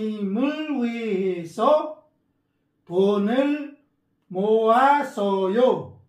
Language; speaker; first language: Korean; non-native, fluent; Filipino